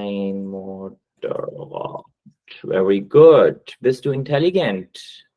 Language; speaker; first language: German; non-native, learner; Urdu